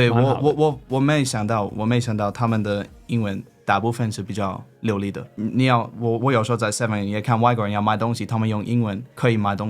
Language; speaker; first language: Chinese; non-native, fluent; English